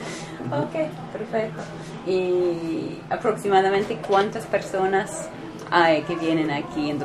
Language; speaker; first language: Spanish; non-native, fluent; English